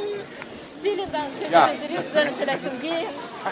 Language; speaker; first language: German; non-native, learner; Russian